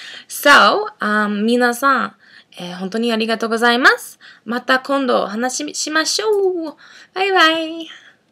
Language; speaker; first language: Japanese; non-native, fluent; English